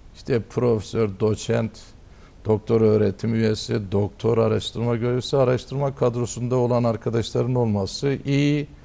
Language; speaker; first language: Turkish; native; Turkish